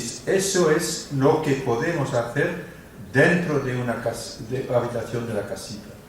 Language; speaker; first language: Spanish; non-native, fluent; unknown